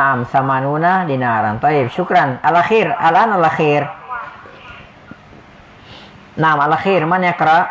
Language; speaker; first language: Arabic; non-native, fluent; Indonesian